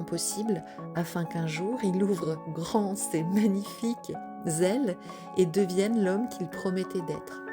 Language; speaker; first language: French; native; French